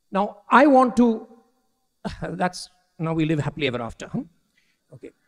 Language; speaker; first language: English; non-native, local second language; Malayalam